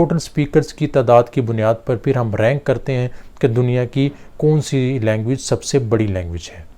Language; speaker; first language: Urdu; native; Urdu